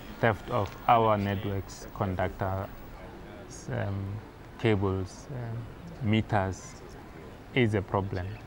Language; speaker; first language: English; non-native, local second language; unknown